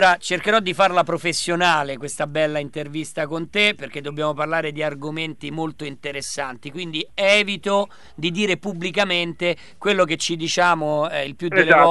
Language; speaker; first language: Italian; native; Italian